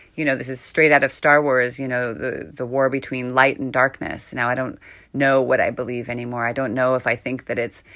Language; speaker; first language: English; native; English